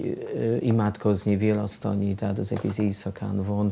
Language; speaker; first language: Hungarian; non-native, fluent; Polish